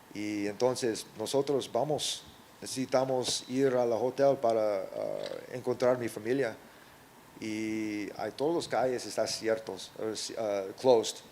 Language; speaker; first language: Spanish; non-native, learner; English